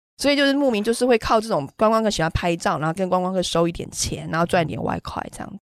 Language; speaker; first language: Chinese; native; Chinese